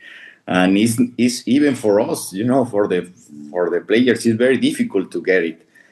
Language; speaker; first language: English; non-native, fluent; Spanish